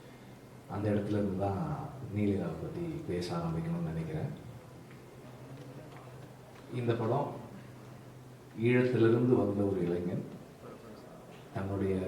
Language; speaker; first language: Tamil; native; Tamil